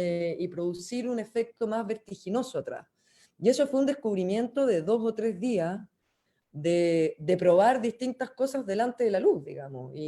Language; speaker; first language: Spanish; native; Spanish